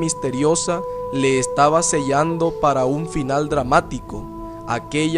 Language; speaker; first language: Spanish; native; Spanish